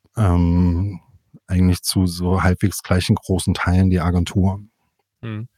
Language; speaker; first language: German; native; German